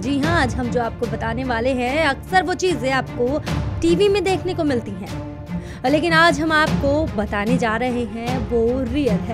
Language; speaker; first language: Hindi; native; Hindi